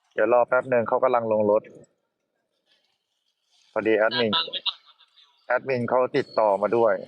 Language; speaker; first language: Thai; native; Thai